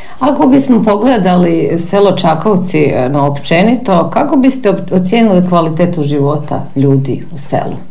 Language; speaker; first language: Croatian; native; Croatian